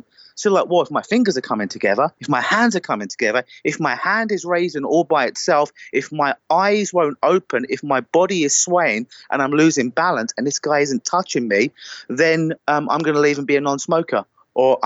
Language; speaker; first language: English; native; English